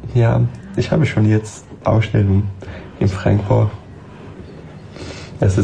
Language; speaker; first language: German; non-native, learner; Persian